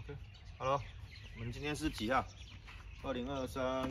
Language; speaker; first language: Chinese; native; Chinese